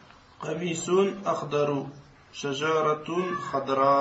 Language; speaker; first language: Arabic; non-native, learner; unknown